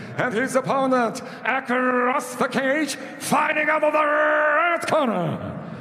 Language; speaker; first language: English; non-native, fluent; Russian